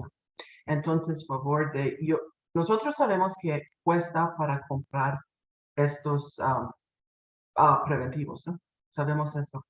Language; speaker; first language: Spanish; non-native, fluent; English